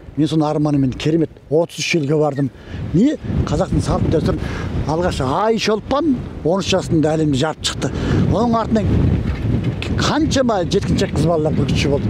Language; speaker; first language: Kazakh; early bilingual, heritage; Kazakh